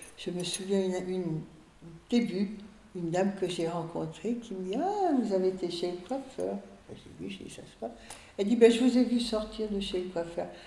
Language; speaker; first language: French; early bilingual, other home language; Hungarian